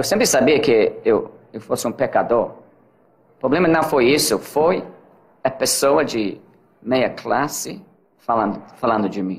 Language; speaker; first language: Portuguese; non-native, learner; English